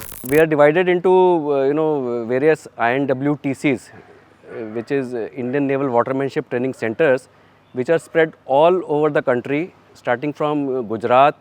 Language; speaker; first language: English; non-native, fluent; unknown